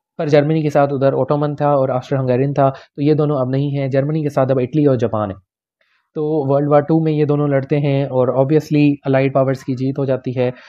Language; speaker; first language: Urdu; non-native, local second language; Punjabi